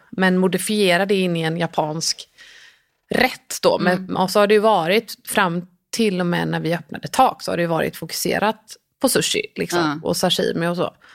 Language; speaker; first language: Swedish; native; Swedish